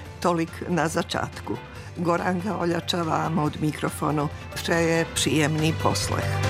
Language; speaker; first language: Czech; non-native, fluent; Serbian